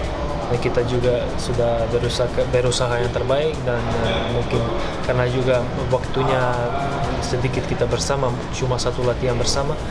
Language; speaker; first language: Indonesian; non-native, fluent; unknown